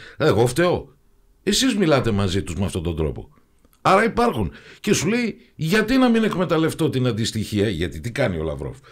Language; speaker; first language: Greek; native; Greek